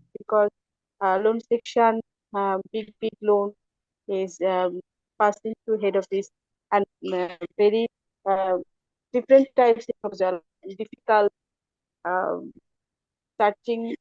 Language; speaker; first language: English; non-native, learner; Bangla